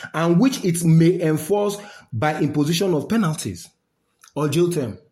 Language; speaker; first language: English; non-native, local second language; Yoruba